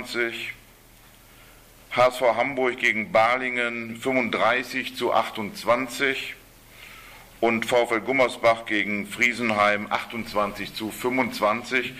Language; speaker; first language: German; native; German